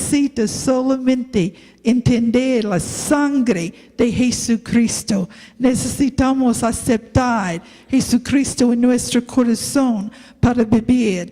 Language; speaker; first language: Spanish; non-native, learner; English